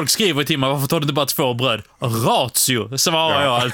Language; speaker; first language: Swedish; early bilingual, other home language; Polish